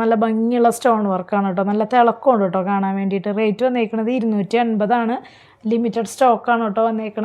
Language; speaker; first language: Malayalam; native; Malayalam